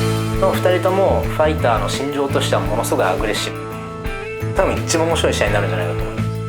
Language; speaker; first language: Japanese; native; Japanese